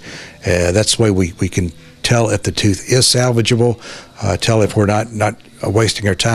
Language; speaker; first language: English; native; English